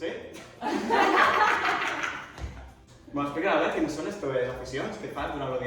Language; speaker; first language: Catalan; native; Catalan